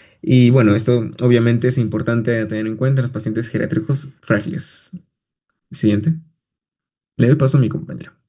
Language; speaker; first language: Spanish; native; Spanish